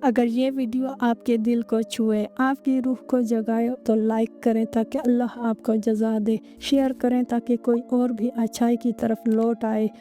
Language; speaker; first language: Hindi; native; Hindi